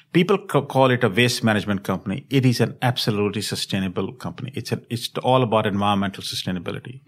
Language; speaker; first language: English; non-native, local second language; Hindi